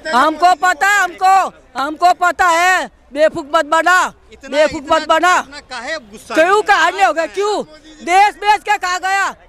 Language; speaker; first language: Hindi; non-native, local second language; Gujarati